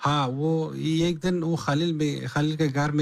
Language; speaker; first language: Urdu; non-native, learner; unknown